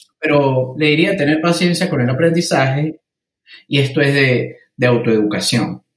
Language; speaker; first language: Spanish; native; Spanish